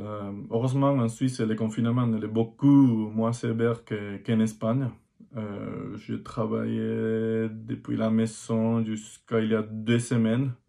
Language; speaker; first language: French; non-native, fluent; Spanish